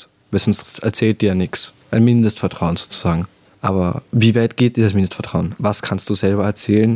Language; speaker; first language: German; native; German